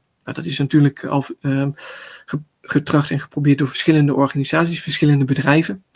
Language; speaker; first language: Dutch; native; Dutch